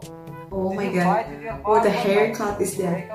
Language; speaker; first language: English; non-native, learner; Indonesian